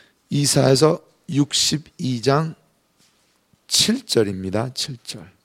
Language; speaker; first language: Korean; native; Korean